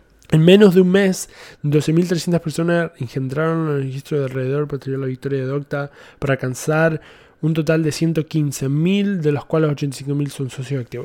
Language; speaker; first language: Spanish; early bilingual, heritage; Spanish